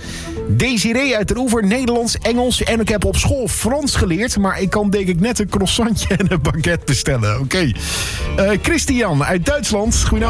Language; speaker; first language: Dutch; native; Dutch